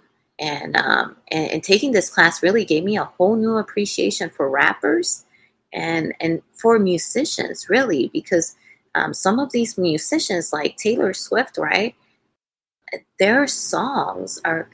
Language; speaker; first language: English; non-native, fluent; Spanish